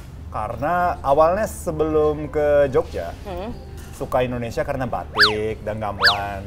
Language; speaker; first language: Indonesian; non-native, fluent; Japanese